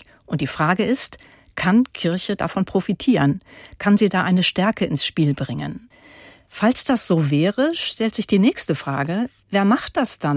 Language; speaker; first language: German; native; German